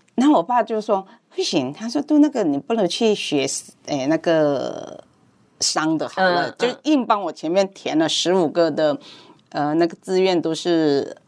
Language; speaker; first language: Chinese; non-native, fluent; Cantonese